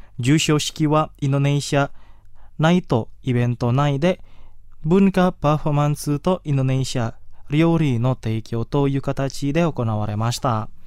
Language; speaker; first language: Japanese; non-native, fluent; Indonesian